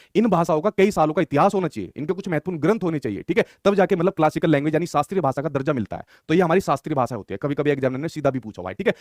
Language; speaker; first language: Hindi; native; Hindi